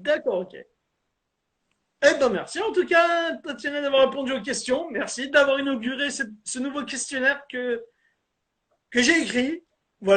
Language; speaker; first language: French; native; French